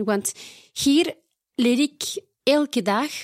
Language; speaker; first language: Dutch; non-native, fluent; Spanish